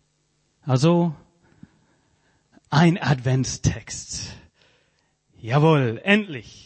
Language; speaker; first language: German; non-native, fluent; English